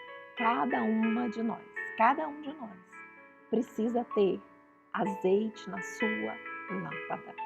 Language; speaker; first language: Portuguese; native; Portuguese